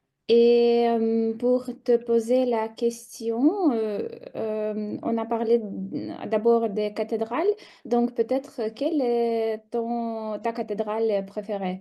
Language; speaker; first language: French; non-native, fluent; Russian